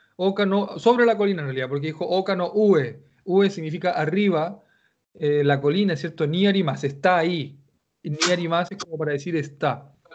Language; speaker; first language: Spanish; native; Spanish